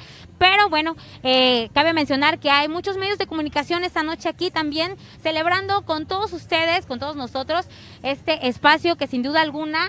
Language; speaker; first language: Spanish; native; Spanish